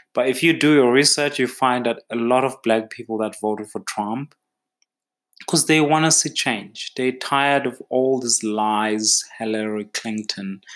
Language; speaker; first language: English; non-native, local second language; Xhosa